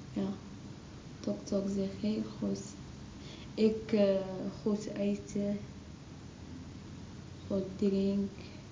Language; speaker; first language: Dutch; non-native, learner; Arabic